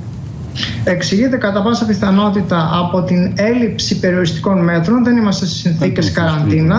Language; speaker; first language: Greek; native; Greek